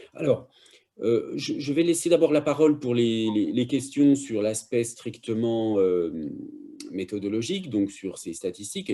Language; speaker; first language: French; native; French